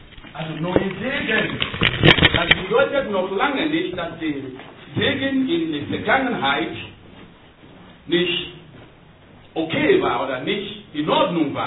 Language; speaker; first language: German; non-native, learner; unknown